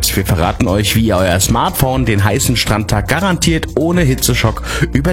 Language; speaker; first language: German; native; German